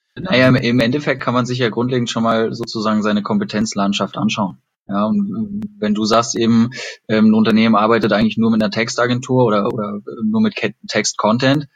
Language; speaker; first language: German; native; German